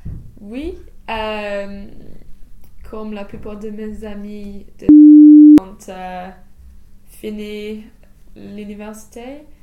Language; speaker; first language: French; non-native, fluent; English